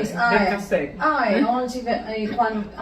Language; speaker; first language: Portuguese; non-native, fluent; English